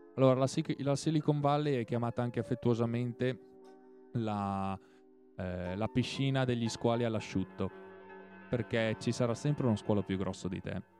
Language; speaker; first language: Italian; native; Italian